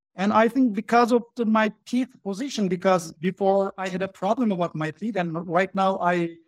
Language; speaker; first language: English; non-native, fluent; Turkish